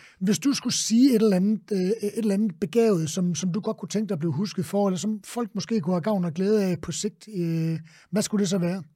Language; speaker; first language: Danish; native; Danish